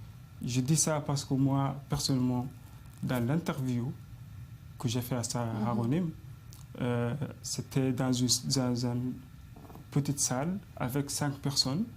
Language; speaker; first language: French; non-native, fluent; Arabic